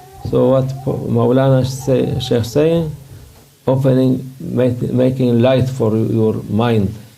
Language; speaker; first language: English; non-native, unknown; Turkish